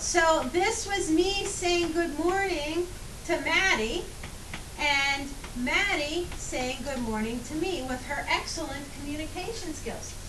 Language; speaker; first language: English; native; English